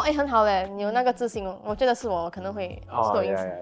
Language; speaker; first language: Chinese; native; Chinese